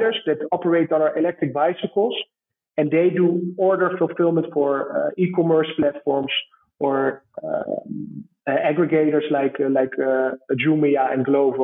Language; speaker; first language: English; non-native, fluent; Dutch